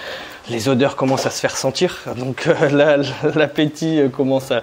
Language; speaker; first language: French; native; French